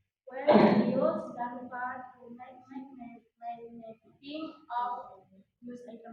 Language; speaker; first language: English; non-native, learner; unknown